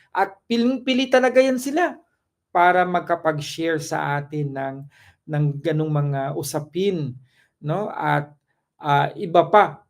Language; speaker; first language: Filipino; non-native, local second language; Cebuano